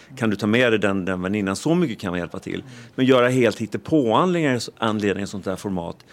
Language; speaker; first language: Swedish; native; Swedish